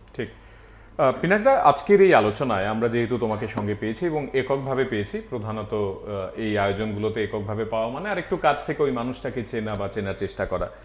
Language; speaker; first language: Bangla; native; Bangla